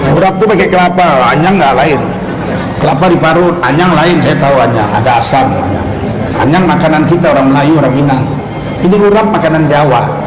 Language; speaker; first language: Indonesian; native; Indonesian